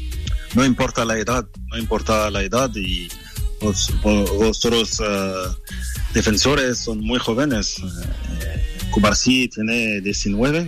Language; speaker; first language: Spanish; non-native, learner; French